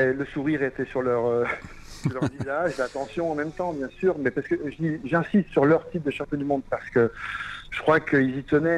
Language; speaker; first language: French; native; French